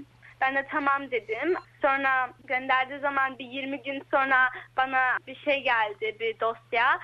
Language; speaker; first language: Turkish; early bilingual, heritage; Turkish